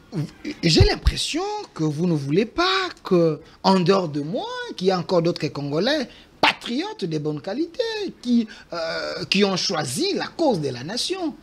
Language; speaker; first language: French; non-native, local second language; Lingala